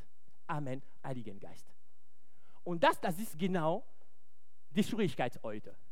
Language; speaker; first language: German; non-native, fluent; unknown